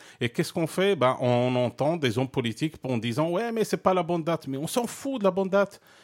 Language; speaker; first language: French; non-native, local second language; Arabic